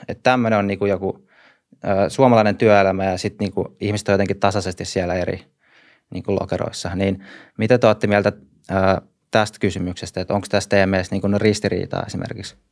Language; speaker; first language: Finnish; native; Finnish